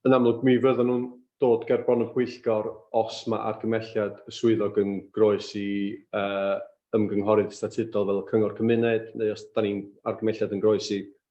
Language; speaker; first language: Welsh; native; Welsh